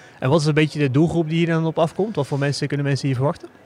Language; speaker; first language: Dutch; native; Dutch